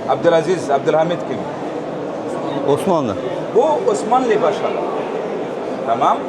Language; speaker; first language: Turkish; non-native, learner; Arabic